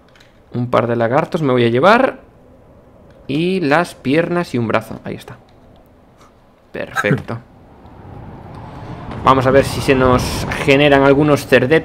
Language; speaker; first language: Spanish; native; Spanish